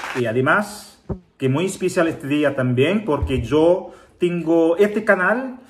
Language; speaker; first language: Spanish; non-native, learner; Filipino